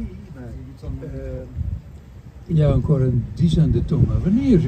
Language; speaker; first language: French; non-native, fluent; Dutch